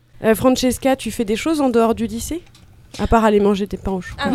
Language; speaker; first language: French; native; French